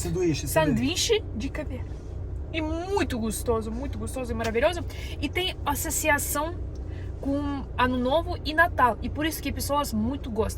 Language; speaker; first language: Portuguese; non-native, learner; Russian